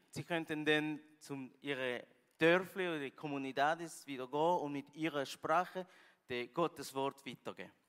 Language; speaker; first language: German; non-native, learner; Spanish